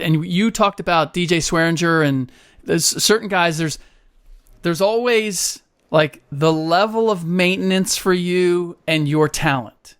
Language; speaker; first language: English; native; English